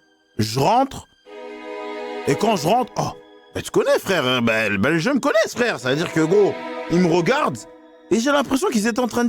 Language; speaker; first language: French; native; French